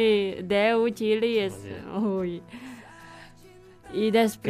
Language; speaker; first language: Catalan; non-native, learner; Indonesian